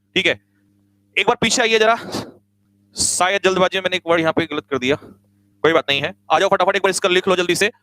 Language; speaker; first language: Hindi; native; Hindi